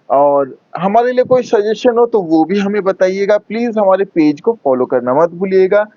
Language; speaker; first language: Hindi; non-native, local second language; Bangla